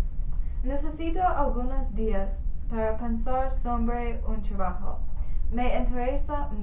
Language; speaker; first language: Spanish; non-native, learner; English